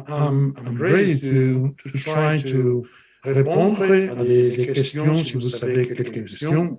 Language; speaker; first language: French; non-native, learner; Spanish